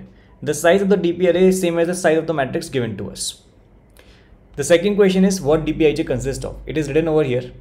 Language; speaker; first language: English; non-native, local second language; Hindi